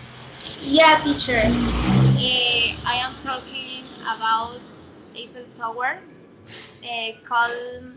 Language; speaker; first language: English; non-native, learner; Spanish